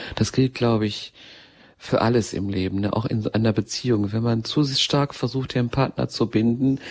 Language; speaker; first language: German; native; German